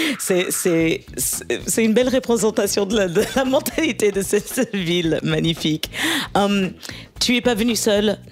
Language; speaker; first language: French; early bilingual, other home language; English